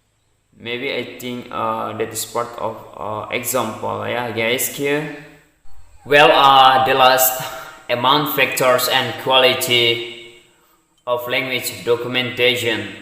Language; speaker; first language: English; non-native, learner; Indonesian